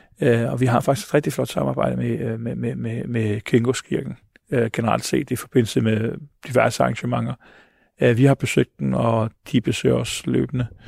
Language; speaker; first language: Danish; early bilingual, other home language; Arabic